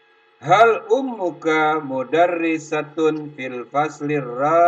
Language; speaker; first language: Arabic; non-native, fluent; Indonesian